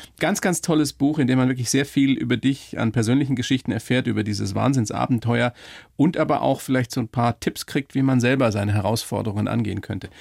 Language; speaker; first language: German; native; German